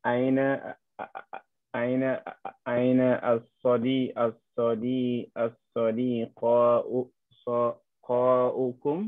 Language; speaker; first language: Arabic; non-native, learner; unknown